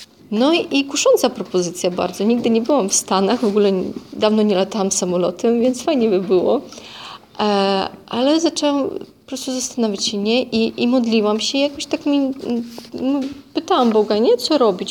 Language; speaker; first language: Polish; non-native, fluent; Russian